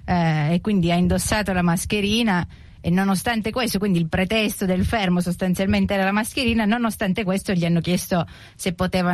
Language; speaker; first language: Italian; native; Italian